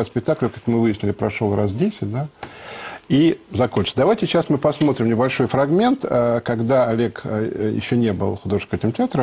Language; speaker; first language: Russian; native; Russian